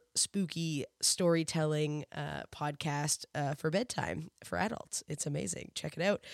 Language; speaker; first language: English; native; English